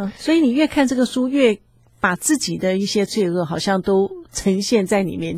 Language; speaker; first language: Chinese; native; Chinese